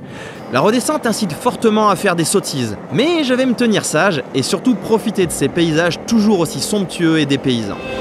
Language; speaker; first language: French; native; French